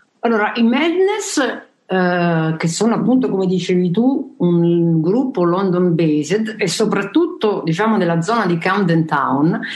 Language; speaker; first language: Italian; native; Italian